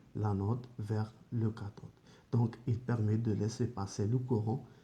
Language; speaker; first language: French; non-native, local second language; Arabic